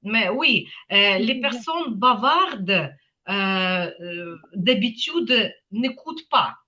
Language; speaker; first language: French; non-native, fluent; Ukrainian